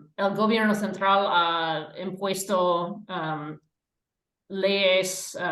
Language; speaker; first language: Spanish; non-native, fluent; English